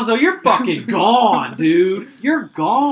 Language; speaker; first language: English; native; English